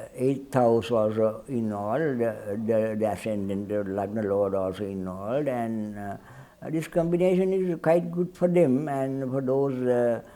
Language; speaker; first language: English; non-native, local second language; Sinhala